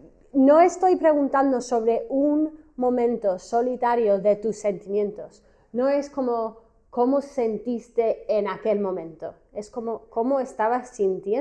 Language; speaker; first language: Spanish; non-native, fluent; English